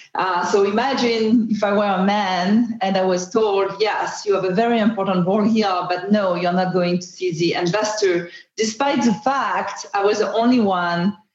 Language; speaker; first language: English; non-native, fluent; French